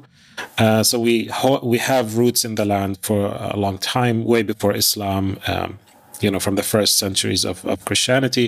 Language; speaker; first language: English; non-native, fluent; Arabic